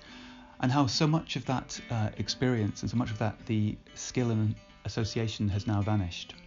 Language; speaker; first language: English; native; English